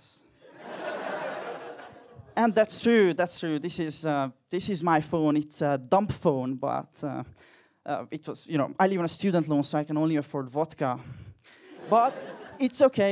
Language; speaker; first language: English; non-native, fluent; Hungarian